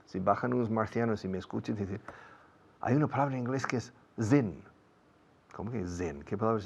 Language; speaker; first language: Spanish; non-native, fluent; English